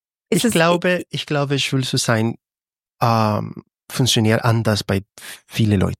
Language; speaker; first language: German; non-native, fluent; Spanish